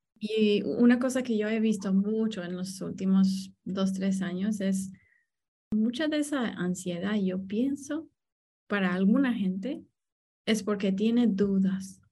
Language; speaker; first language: Spanish; non-native, fluent; English